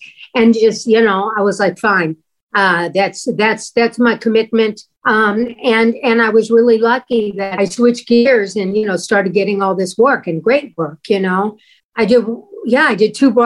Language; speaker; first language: English; native; English